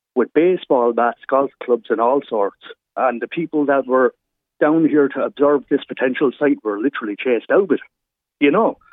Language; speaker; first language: English; native; English